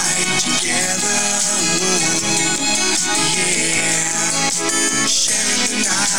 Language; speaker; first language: English; native; English